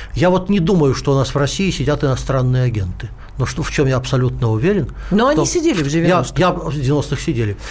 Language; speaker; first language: Russian; native; Russian